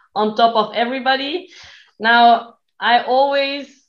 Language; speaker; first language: English; non-native, fluent; Dutch